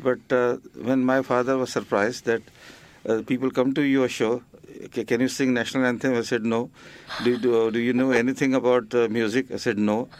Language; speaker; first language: English; non-native, local second language; Marathi